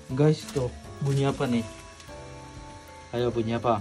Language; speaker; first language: Indonesian; native; Indonesian